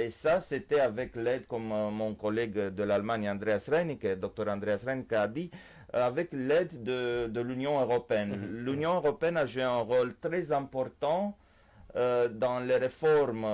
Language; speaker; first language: French; non-native, fluent; Romanian